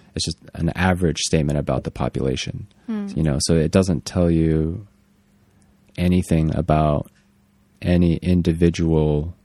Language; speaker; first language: English; native; English